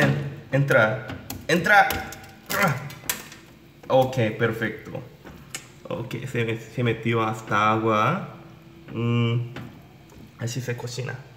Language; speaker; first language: Spanish; non-native, learner; Korean